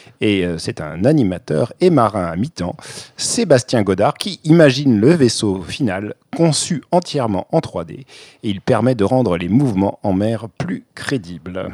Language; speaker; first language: French; native; French